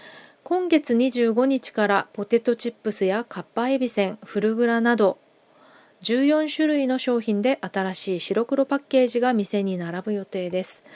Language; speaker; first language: Japanese; non-native, fluent; Korean